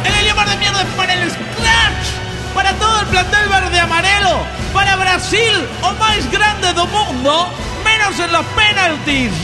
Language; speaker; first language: Spanish; native; Spanish